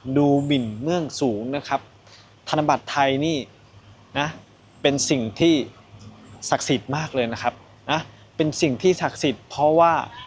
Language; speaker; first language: Thai; native; Thai